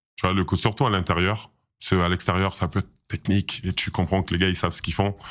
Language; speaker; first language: French; native; French